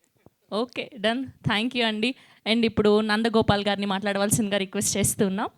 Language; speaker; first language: Telugu; native; Telugu